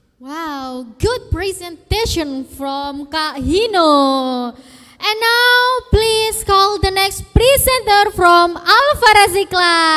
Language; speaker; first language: English; non-native, fluent; Indonesian